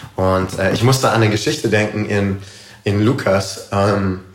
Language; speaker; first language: German; native; German